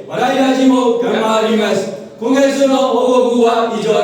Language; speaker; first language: Japanese; non-native, learner; Burmese